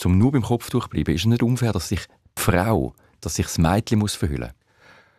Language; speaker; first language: German; native; German